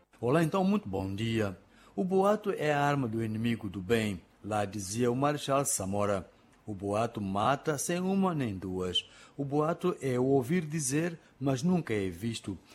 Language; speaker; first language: Portuguese; non-native, local second language; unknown